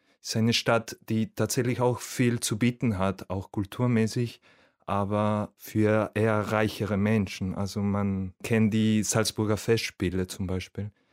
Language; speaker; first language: German; non-native, fluent; Spanish